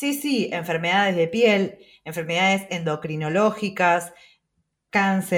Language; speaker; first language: Spanish; native; Spanish